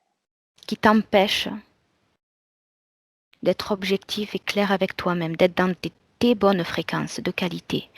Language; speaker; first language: French; native; French